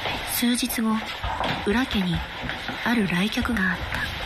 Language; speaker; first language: Japanese; native; Japanese